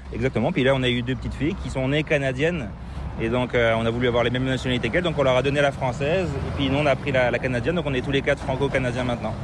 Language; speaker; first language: French; native; French